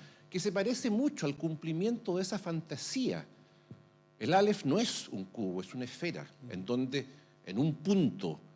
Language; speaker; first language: Spanish; native; Spanish